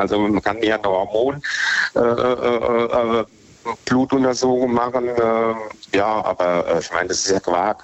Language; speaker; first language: German; native; German